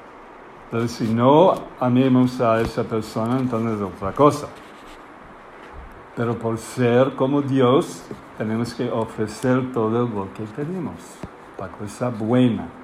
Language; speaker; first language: Spanish; non-native, fluent; English